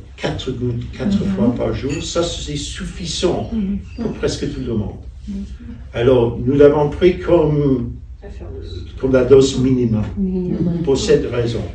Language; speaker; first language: French; non-native, fluent; English